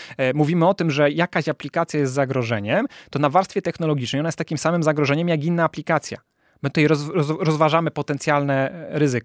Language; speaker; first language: Polish; native; Polish